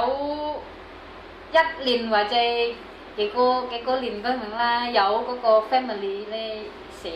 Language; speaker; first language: Cantonese; non-native, learner; Indonesian